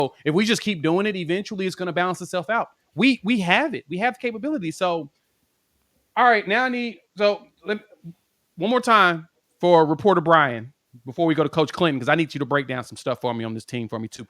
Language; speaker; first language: English; native; English